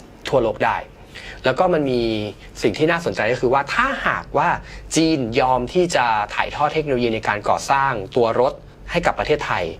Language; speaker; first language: Thai; native; Thai